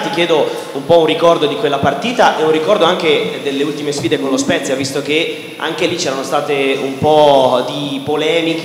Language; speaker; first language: Italian; native; Italian